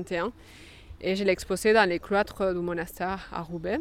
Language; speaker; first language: French; non-native, fluent; Spanish